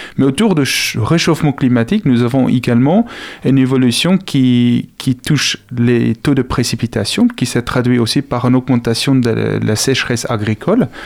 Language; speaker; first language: French; non-native, fluent; Afrikaans